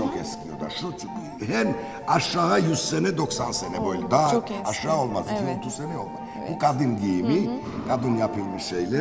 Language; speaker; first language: Turkish; non-native, learner; Georgian